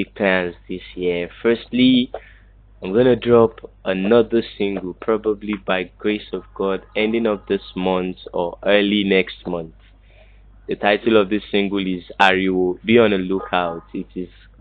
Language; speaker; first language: English; non-native, local second language; Yoruba